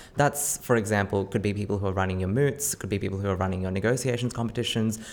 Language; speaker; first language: English; native; English